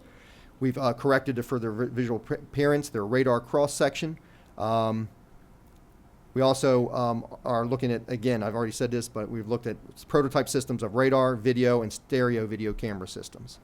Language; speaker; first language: English; native; English